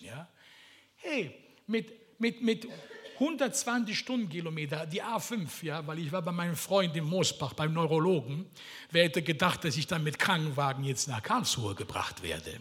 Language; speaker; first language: German; non-native, fluent; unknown